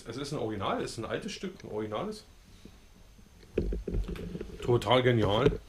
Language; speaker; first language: German; native; German